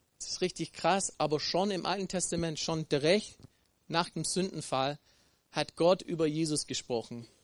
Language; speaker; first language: German; non-native, fluent; English